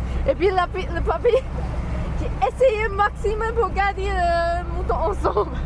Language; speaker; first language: French; non-native, learner; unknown